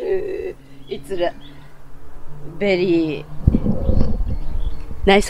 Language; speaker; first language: English; non-native, learner; Japanese